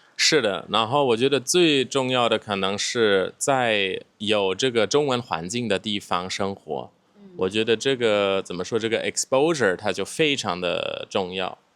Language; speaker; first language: Chinese; non-native, fluent; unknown